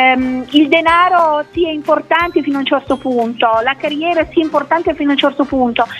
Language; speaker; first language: Italian; native; Italian